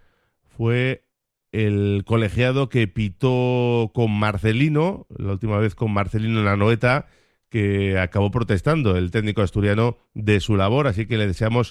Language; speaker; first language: Spanish; native; Spanish